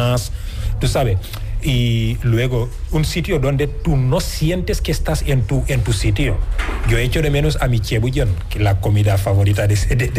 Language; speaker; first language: Spanish; non-native, fluent; Wolof